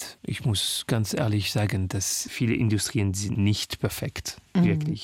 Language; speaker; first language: German; non-native, learner; French